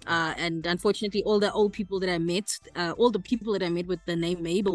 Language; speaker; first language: English; native; English